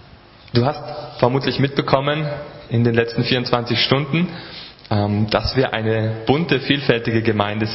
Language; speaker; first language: German; native; German